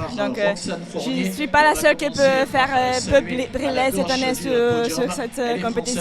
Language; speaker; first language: French; non-native, fluent; Italian